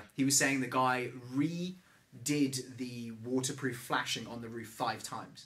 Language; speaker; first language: English; native; English